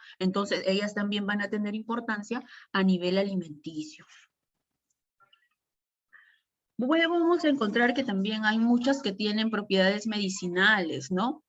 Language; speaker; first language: Spanish; native; Spanish